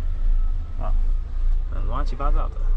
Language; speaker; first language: Chinese; non-native, fluent; English